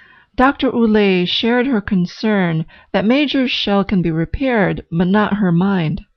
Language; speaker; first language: English; native; English